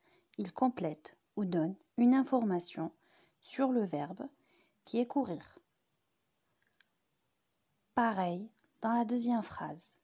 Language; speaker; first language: French; non-native, local second language; Arabic